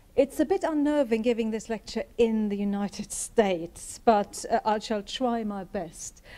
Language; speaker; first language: English; non-native, fluent; German